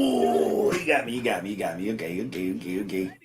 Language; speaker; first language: English; native; English